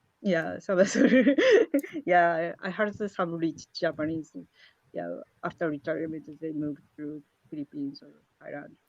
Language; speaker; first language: English; non-native, learner; Japanese